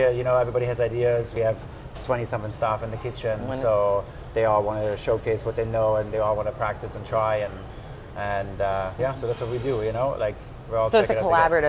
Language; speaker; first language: English; non-native, fluent; German